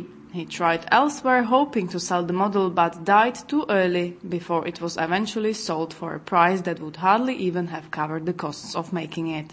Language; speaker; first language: English; non-native, fluent; Czech